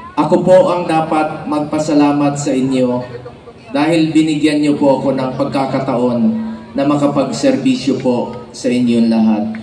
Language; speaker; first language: Filipino; non-native, local second language; Cebuano